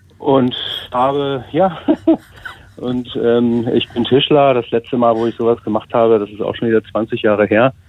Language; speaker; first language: German; native; German